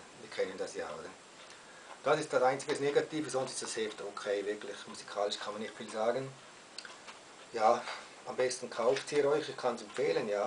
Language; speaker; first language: German; native; German